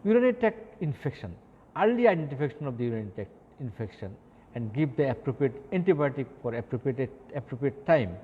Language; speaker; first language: English; non-native, local second language; Bangla